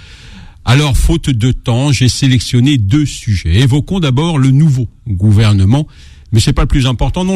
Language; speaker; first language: French; native; French